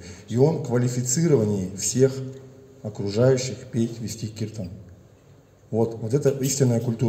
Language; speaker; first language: Russian; native; Russian